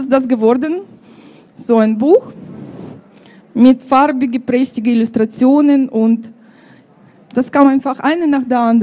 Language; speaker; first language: German; non-native, fluent; Russian